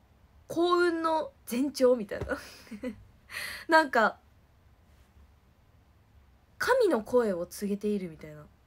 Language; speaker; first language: Japanese; native; Japanese